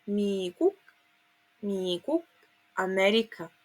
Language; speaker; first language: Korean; non-native, fluent; Serbian